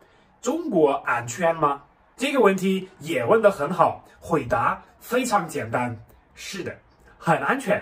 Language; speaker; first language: Chinese; non-native, fluent; German